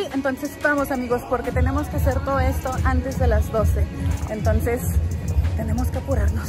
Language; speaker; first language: Spanish; native; Spanish